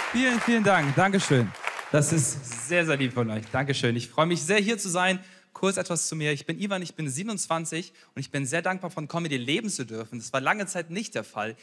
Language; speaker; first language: German; early bilingual, other home language; Ukrainian